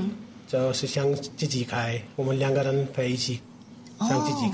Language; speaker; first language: Chinese; non-native, learner; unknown